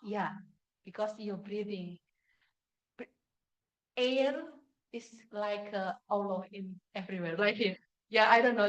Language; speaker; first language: English; non-native, fluent; Indonesian